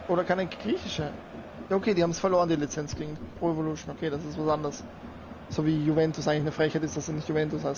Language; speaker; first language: German; native; German